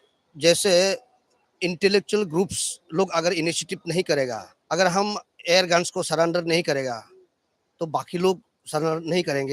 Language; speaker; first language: Hindi; non-native, local second language; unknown